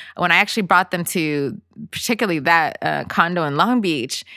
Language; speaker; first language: English; early bilingual, other home language; Spanish